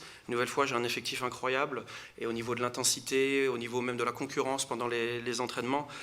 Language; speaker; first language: French; native; French